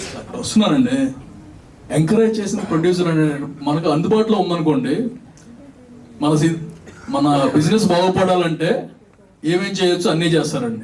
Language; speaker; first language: Telugu; native; Telugu